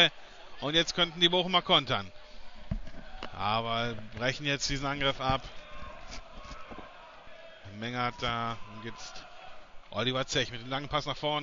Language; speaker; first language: German; native; German